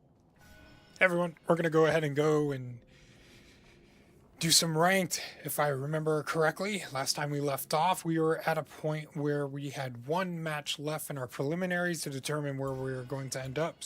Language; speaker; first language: English; native; English